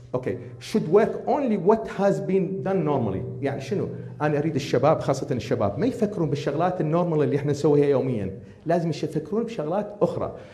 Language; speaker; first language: Arabic; native; Arabic